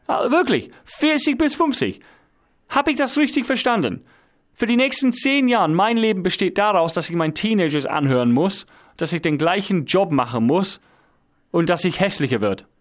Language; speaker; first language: German; non-native, fluent; English